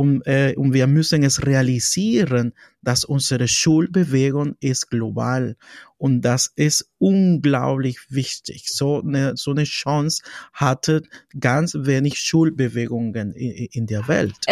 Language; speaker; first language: German; non-native, fluent; Spanish